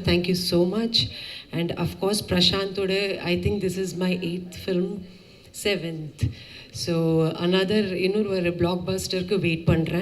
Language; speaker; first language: Tamil; non-native, fluent; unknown